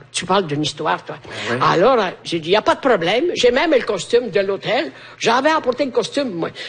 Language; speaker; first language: French; non-native, fluent; Italian